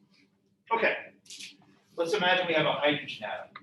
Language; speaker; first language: English; native; English